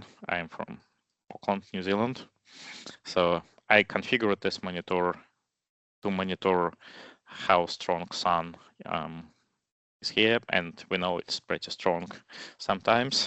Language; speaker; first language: English; non-native, fluent; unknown